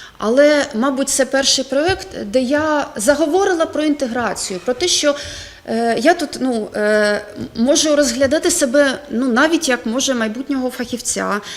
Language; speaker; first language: Ukrainian; non-native, local second language; Russian